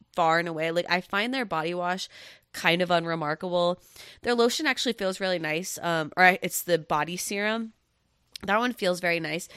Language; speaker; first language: English; native; English